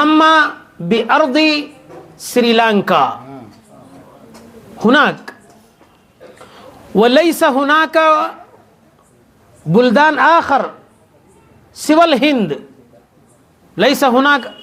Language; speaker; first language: Arabic; non-native, learner; Urdu